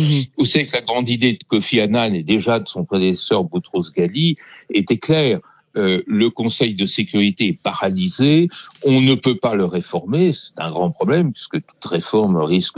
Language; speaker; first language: French; native; French